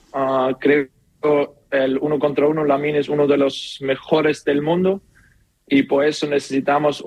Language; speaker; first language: Spanish; non-native, learner; German